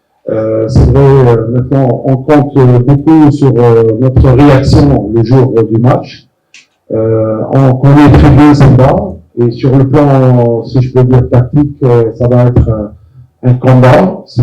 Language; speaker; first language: French; non-native, local second language; Arabic